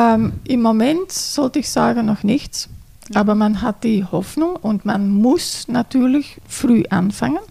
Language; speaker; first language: German; non-native, fluent; Dutch